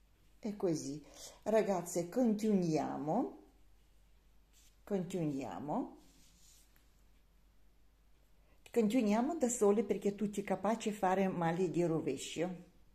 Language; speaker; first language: Italian; non-native, learner; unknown